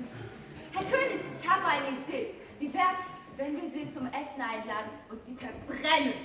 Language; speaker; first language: German; non-native, learner; Mongolian